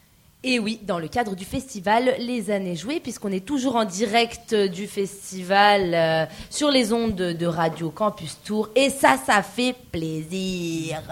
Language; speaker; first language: French; native; French